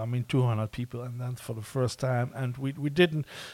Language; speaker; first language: English; non-native, fluent; German